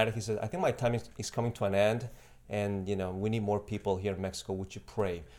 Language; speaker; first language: English; non-native, fluent; Spanish